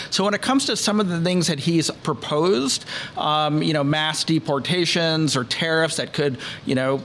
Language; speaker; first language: English; native; English